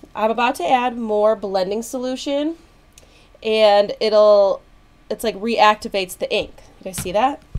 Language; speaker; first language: English; native; English